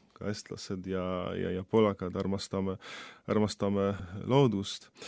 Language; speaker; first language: Estonian; non-native, fluent; Polish